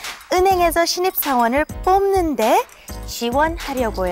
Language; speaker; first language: Korean; non-native, learner; English